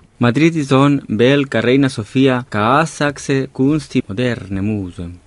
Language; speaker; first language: Estonian; non-native, fluent; Catalan